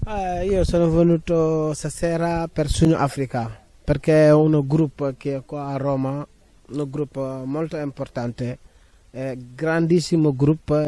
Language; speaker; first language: Italian; non-native, learner; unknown